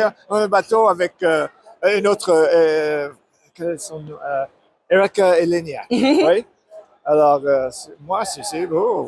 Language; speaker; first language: French; non-native, learner; English